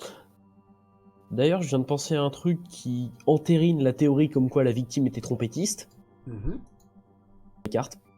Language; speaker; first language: French; native; French